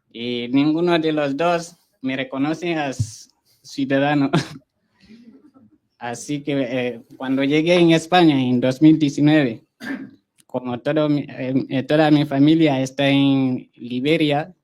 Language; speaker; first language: Spanish; non-native, fluent; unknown